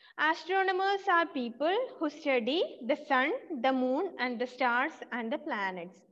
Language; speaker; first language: English; non-native, local second language; Malayalam